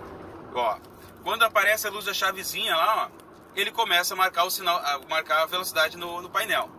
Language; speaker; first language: Portuguese; native; Portuguese